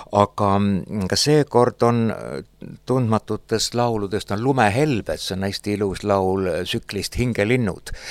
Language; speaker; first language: Estonian; native; Estonian